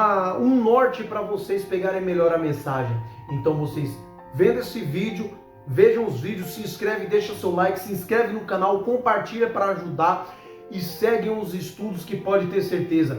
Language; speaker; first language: Portuguese; native; Portuguese